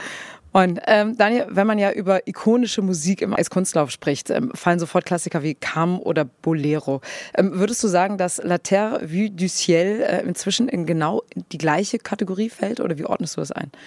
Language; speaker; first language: German; native; German